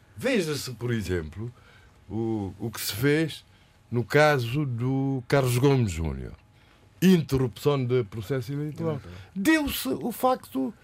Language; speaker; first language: Portuguese; non-native, local second language; Kabuverdianu